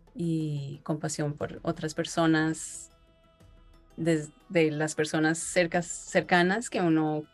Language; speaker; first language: Spanish; early bilingual, heritage; Spanish